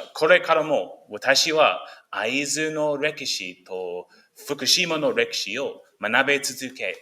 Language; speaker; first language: Japanese; non-native, fluent; English